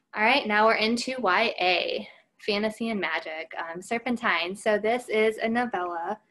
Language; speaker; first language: English; native; English